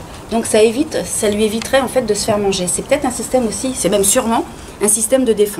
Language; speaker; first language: French; native; French